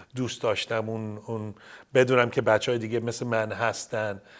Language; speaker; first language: Persian; early bilingual, heritage; Persian